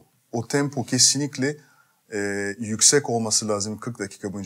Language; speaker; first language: Turkish; non-native, fluent; French